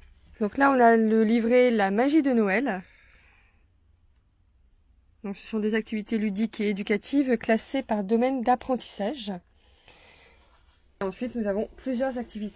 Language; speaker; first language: French; native; French